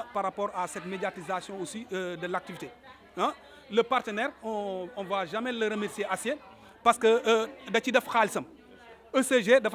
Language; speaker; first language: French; non-native, local second language; Wolof